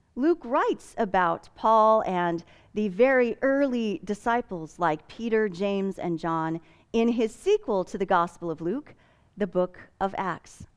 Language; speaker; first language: English; native; English